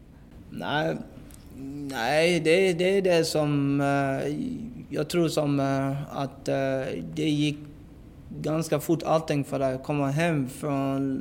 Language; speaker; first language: Swedish; non-native, fluent; English